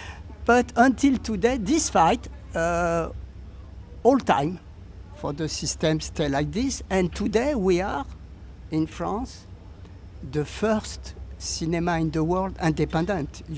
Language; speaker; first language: English; non-native, learner; French